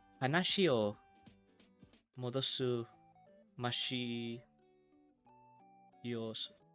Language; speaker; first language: Japanese; non-native, learner; English